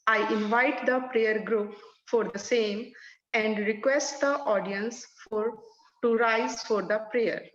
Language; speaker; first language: English; non-native, local second language; Punjabi